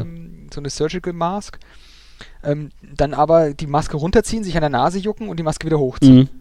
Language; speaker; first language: German; native; German